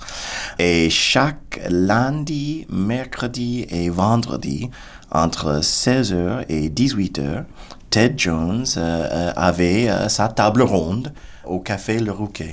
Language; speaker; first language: French; non-native, fluent; English